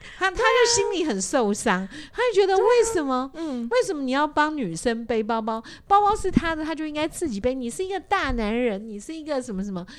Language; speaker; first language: Chinese; native; Chinese